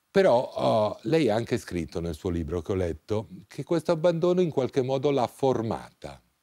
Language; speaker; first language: Italian; native; Italian